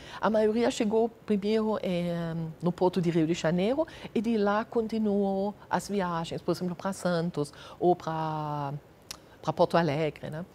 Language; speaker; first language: Portuguese; non-native, fluent; German